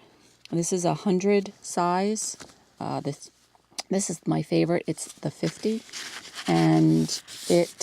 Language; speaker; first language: English; native; English